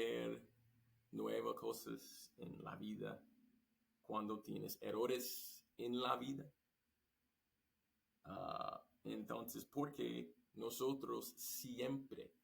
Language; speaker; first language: Spanish; non-native, learner; English